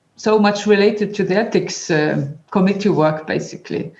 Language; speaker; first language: English; non-native, fluent; Estonian